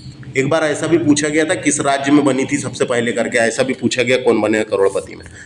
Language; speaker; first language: Hindi; native; Hindi